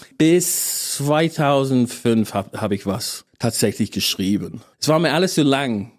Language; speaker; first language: German; non-native, fluent; English